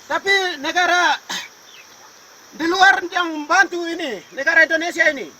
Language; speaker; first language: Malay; non-native, local second language; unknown